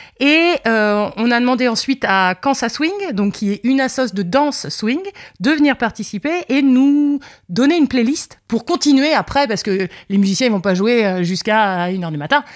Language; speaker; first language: French; native; French